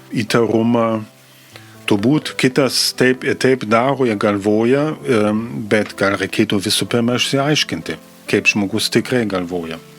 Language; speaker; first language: Lithuanian; non-native, fluent; German